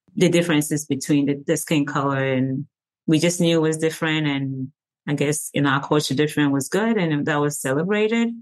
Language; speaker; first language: English; early bilingual, other home language; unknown